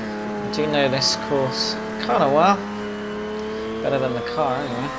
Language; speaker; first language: English; native; English